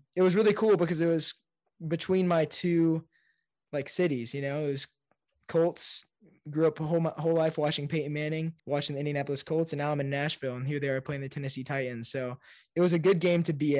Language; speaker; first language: English; native; English